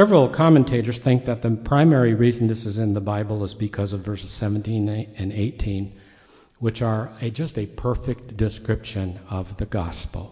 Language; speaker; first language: English; native; English